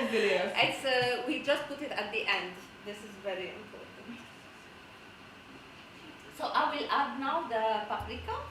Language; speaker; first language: English; non-native, learner; Arabic